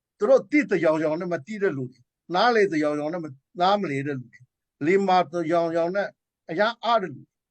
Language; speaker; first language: Burmese; non-native, local second language; Hakha Chin